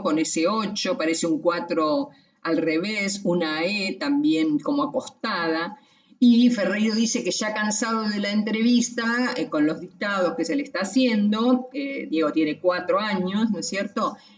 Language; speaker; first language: Spanish; native; Spanish